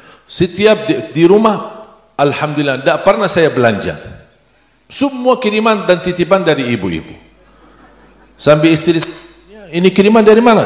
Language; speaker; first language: Indonesian; non-native, fluent; Arabic